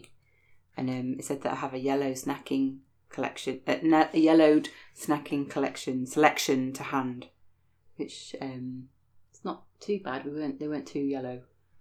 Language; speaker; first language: English; native; English